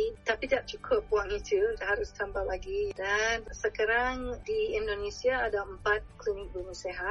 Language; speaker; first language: Indonesian; non-native, fluent; English